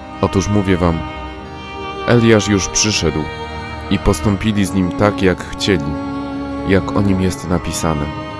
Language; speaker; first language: Polish; native; Polish